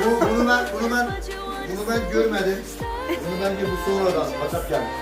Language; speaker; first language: Turkish; non-native, fluent; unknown